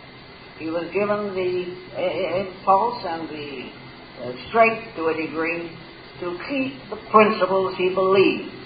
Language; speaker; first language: English; native; English